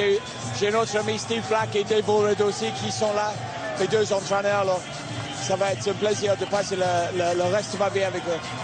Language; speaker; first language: French; non-native, fluent; English